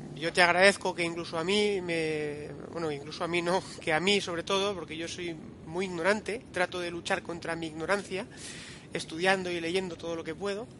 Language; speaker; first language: Spanish; native; Spanish